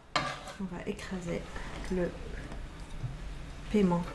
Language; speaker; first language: French; non-native, fluent; Arabic